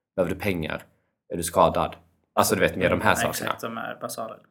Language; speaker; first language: Swedish; early bilingual, other home language; Albanian